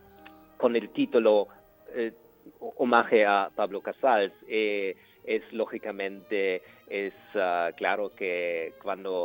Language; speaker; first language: Spanish; non-native, learner; German